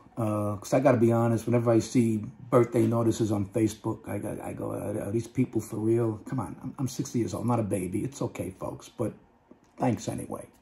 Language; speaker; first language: English; native; English